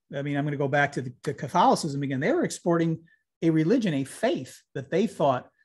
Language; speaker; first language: English; native; English